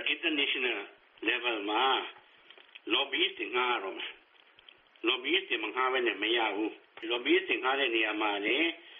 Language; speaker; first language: Burmese; native; Burmese